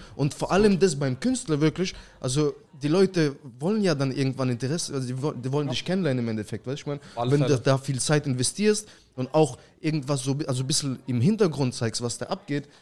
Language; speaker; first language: German; early bilingual, other home language; Russian